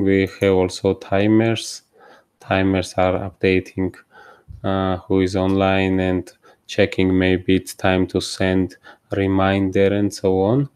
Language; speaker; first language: English; non-native, fluent; Georgian